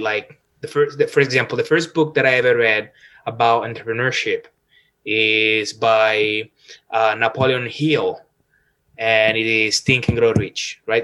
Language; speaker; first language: English; non-native, fluent; Italian